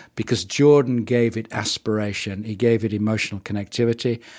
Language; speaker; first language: English; native; English